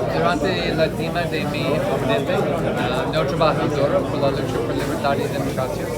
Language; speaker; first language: Spanish; non-native, learner; English